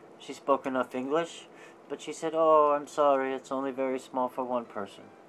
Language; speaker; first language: English; native; English